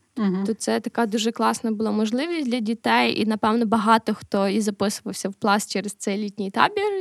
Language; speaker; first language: Ukrainian; native; Ukrainian